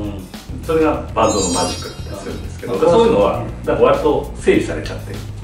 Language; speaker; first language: Japanese; native; Japanese